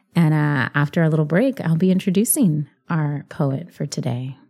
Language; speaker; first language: English; early bilingual, other home language; Spanish